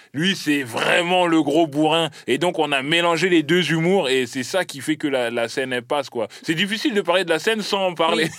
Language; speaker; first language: French; native; French